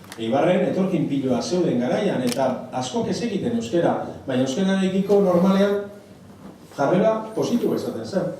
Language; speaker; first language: Basque; native; Basque